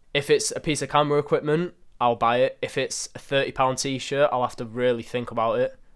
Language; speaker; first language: English; native; English